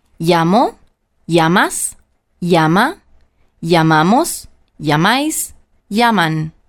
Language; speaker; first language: Spanish; non-native, fluent; German